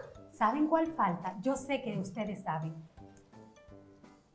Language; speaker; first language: Spanish; native; Spanish